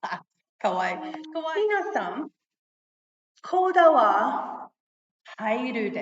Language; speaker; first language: Japanese; non-native, learner; English